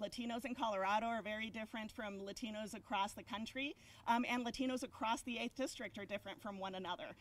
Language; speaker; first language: English; early bilingual, other home language; Spanish